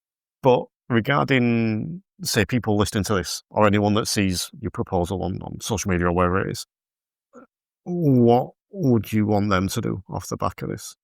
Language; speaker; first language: English; native; English